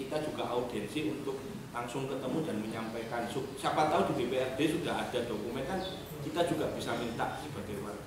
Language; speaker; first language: Indonesian; native; Indonesian